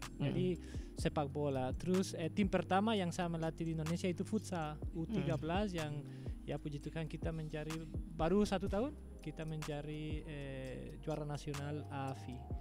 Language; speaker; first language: Indonesian; non-native, fluent; Spanish